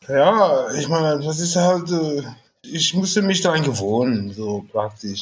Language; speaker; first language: German; non-native, fluent; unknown